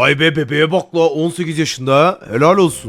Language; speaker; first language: Turkish; native; Turkish